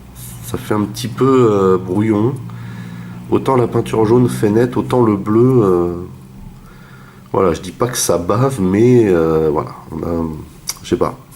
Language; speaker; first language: French; native; French